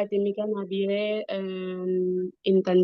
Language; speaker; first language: English; non-native, learner; Indonesian